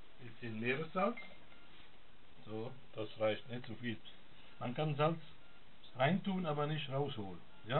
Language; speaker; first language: German; non-native, fluent; Italian